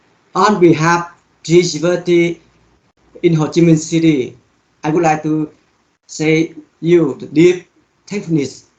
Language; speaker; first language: English; non-native, learner; Vietnamese